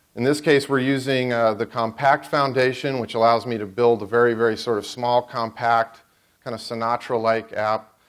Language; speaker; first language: English; native; English